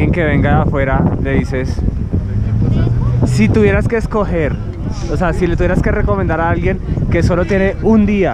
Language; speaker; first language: Spanish; native; Spanish